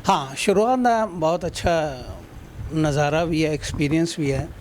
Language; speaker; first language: Hindi; non-native, local second language; Punjabi